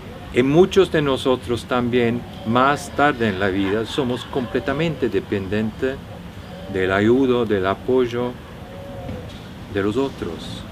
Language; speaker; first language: Spanish; non-native, fluent; Norwegian